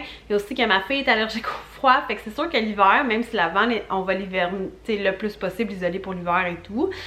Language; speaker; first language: French; native; French